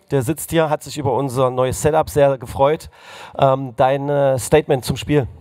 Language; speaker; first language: German; native; German